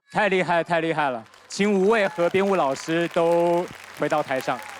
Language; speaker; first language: Chinese; native; Chinese